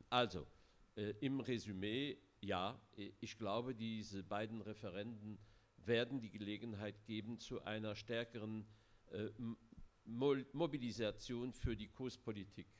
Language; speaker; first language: German; non-native, local second language; Luxembourgish